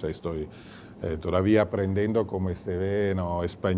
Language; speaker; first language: Spanish; non-native, fluent; Italian